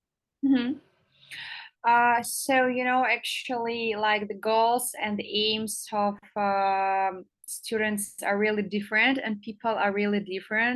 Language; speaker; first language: English; non-native, fluent; Russian